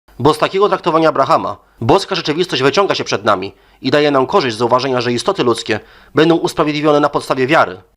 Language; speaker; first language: Polish; native; Polish